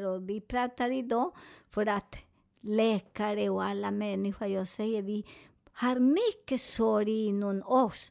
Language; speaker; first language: Swedish; non-native, learner; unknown